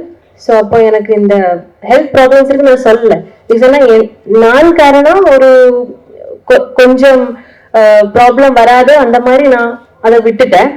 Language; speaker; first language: Tamil; non-native, learner; Malayalam